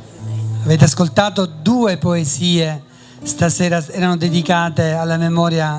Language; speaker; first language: Italian; native; Italian